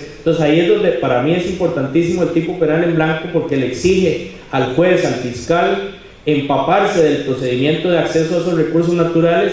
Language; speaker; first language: Spanish; native; Spanish